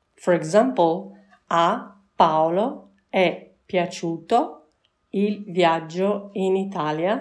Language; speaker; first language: Italian; non-native, fluent; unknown